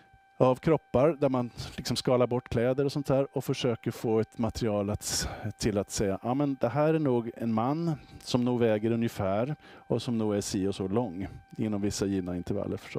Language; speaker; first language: Swedish; native; Swedish